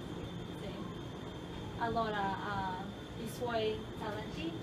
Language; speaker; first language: Italian; non-native, learner; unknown